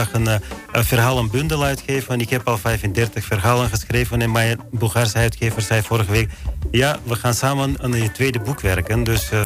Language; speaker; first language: Dutch; non-native, fluent; Bulgarian